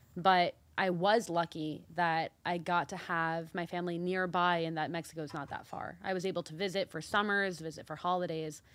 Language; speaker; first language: English; early bilingual, other home language; Spanish